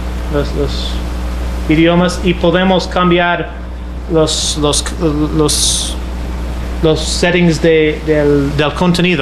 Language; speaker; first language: Spanish; non-native, fluent; English